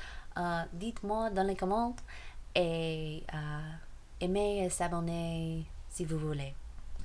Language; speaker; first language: French; non-native, learner; English